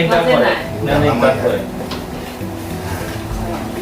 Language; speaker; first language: Japanese; non-native, learner; Indonesian